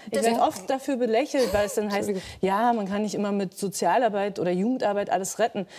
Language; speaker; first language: German; native; German